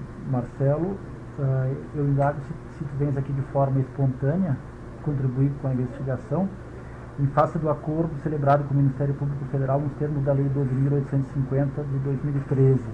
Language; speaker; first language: Portuguese; native; Portuguese